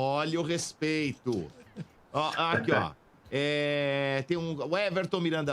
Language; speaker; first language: Portuguese; native; Portuguese